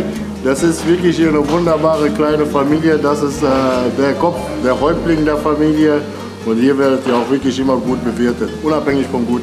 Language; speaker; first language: German; native; German